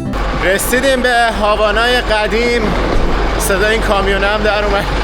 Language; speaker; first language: Persian; native; Persian